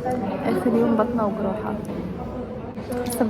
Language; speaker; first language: Arabic; native; Arabic